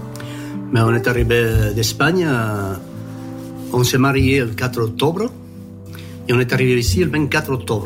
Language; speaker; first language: French; non-native, local second language; Spanish